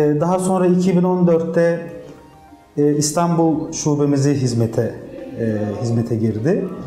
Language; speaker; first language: Turkish; early bilingual, heritage; Turkish